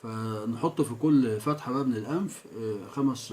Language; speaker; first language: Arabic; native; Arabic